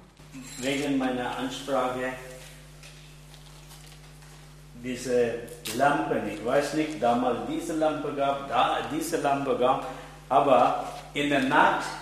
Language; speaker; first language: German; non-native, learner; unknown